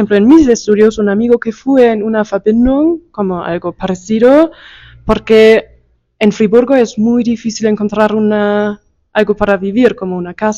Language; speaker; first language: Spanish; non-native, fluent; German